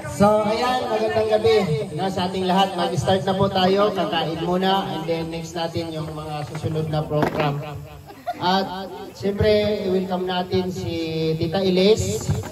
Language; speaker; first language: Filipino; non-native, local second language; Cebuano